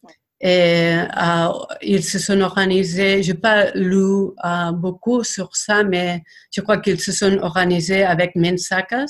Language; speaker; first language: French; non-native, fluent; Spanish